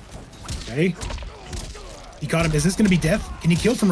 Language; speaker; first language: English; native; English